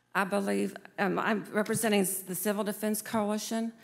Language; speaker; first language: English; native; English